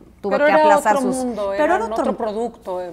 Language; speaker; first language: Spanish; native; Spanish